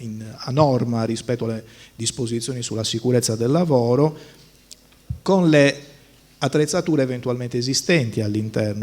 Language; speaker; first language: Italian; native; Italian